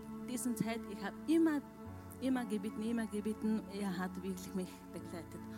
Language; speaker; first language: German; non-native, learner; Mongolian